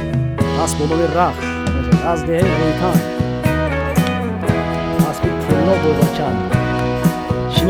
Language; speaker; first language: Persian; native; Persian